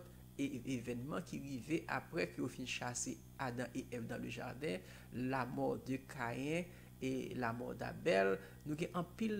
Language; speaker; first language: French; non-native, local second language; Haitian Creole